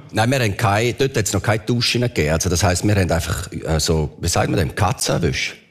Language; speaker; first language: German; early bilingual, other home language; Italian